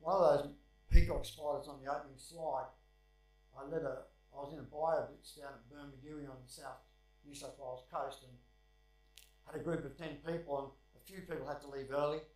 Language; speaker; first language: English; native; English